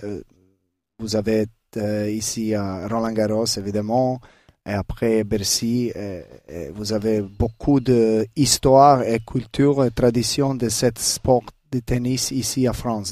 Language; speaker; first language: French; non-native, learner; Serbian